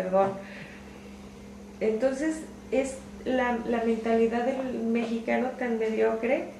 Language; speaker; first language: Spanish; native; Spanish